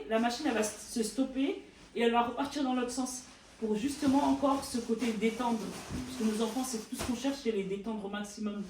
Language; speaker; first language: French; native; French